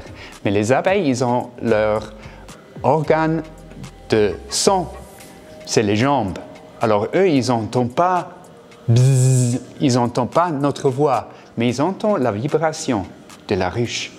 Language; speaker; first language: French; non-native, fluent; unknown